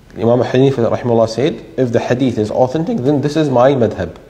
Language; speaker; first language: English; non-native, fluent; Arabic